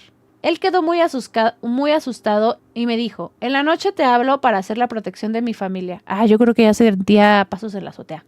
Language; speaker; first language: Spanish; native; Spanish